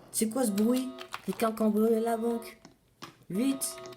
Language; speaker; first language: French; native; French